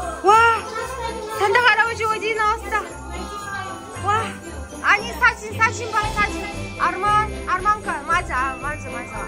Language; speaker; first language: Korean; non-native, learner; Kazakh